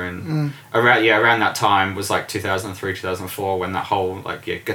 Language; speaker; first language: English; native; English